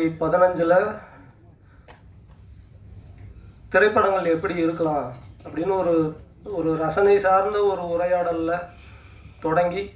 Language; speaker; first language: Tamil; native; Tamil